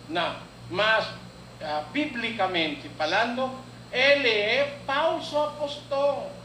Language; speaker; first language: Portuguese; non-native, learner; Filipino